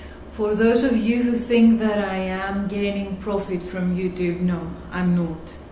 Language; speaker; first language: English; non-native, fluent; Greek